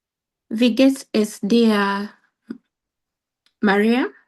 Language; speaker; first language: German; non-native, learner; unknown